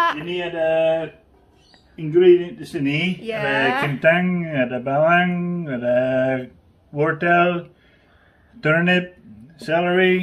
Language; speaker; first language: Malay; non-native, learner; English